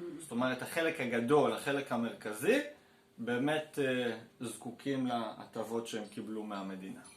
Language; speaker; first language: Hebrew; native; Hebrew